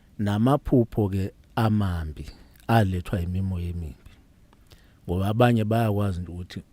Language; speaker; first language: Zulu; native; Zulu